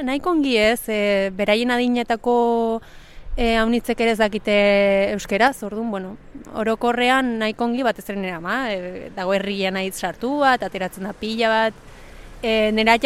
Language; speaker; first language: Basque; early bilingual, other home language; Spanish